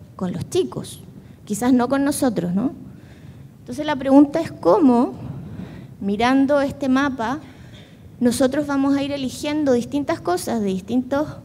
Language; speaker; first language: Spanish; native; Spanish